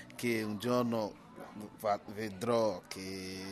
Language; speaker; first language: Italian; non-native, learner; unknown